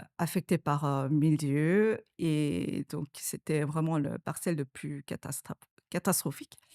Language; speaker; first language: French; non-native, fluent; Korean